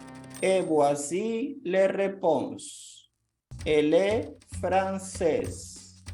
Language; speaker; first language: French; non-native, fluent; Portuguese